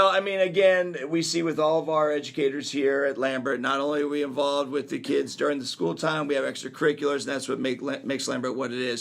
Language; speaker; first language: English; native; English